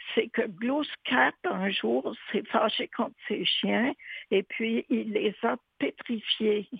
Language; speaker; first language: French; native; French